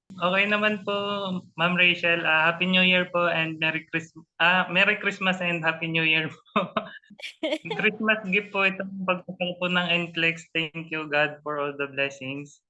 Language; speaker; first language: Filipino; native; Filipino